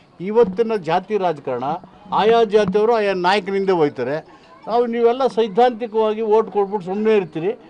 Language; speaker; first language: Kannada; native; Kannada